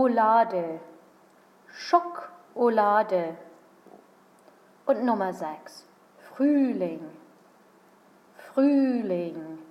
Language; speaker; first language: German; non-native, fluent; English